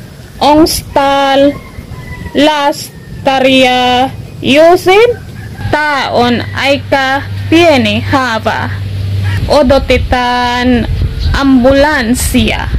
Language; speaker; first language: Finnish; non-native, learner; Filipino